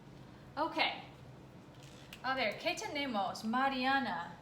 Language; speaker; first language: Spanish; non-native, fluent; English